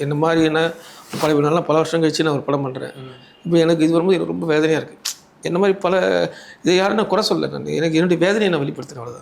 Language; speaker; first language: Tamil; native; Tamil